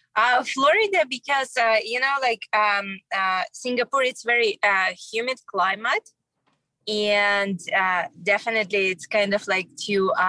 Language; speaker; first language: English; non-native, learner; Russian